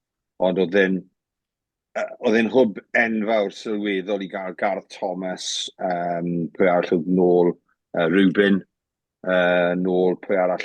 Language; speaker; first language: Welsh; native; Welsh